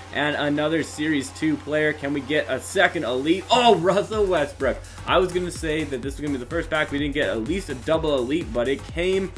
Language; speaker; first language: English; native; English